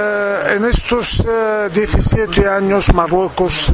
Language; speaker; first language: Spanish; non-native, fluent; Arabic